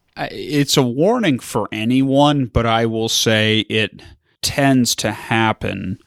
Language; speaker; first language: English; early bilingual, other home language; German